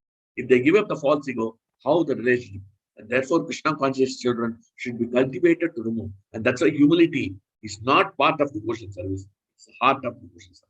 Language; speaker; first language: English; non-native, local second language; Hindi